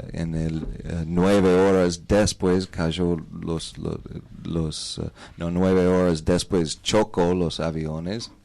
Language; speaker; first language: Spanish; non-native, learner; English